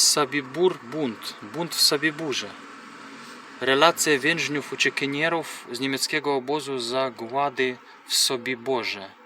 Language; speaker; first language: Polish; non-native, fluent; Ukrainian